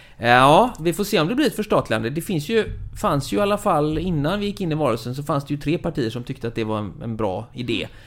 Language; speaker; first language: Swedish; native; Swedish